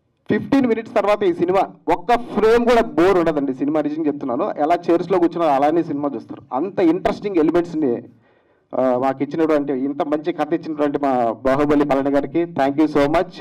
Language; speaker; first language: Telugu; native; Telugu